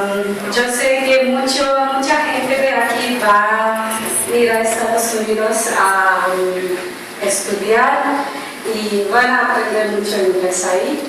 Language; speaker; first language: Spanish; non-native, learner; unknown